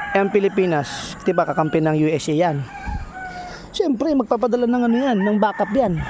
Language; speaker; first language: Filipino; non-native, local second language; Bikol